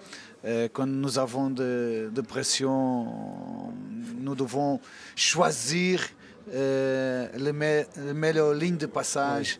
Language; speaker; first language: French; non-native, learner; Portuguese